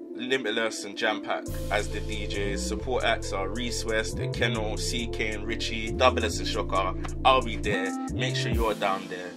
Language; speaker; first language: English; native; English